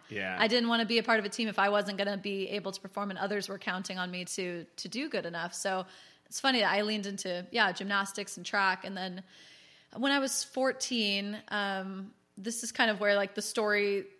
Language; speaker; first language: English; native; English